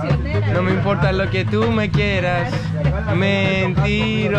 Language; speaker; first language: Spanish; non-native, learner; Greek